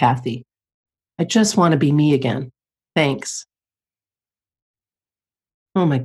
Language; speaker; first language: English; native; English